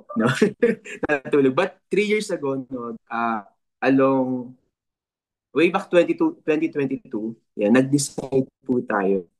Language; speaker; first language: Filipino; native; Filipino